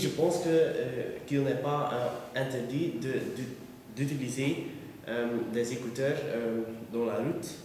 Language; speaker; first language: French; non-native, learner; Dutch